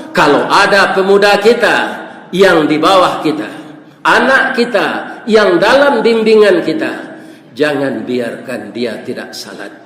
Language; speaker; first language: Malay; non-native, local second language; Minangkabau